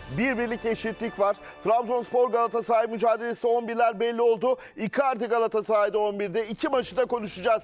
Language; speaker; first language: Turkish; native; Turkish